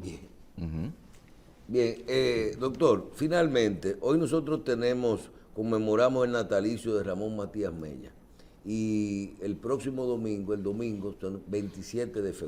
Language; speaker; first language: Spanish; native; Spanish